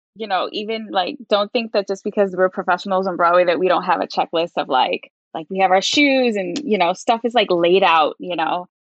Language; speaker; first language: English; native; English